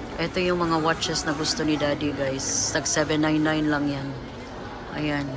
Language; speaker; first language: Filipino; non-native, local second language; Cebuano